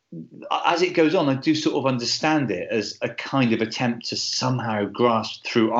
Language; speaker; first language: English; native; English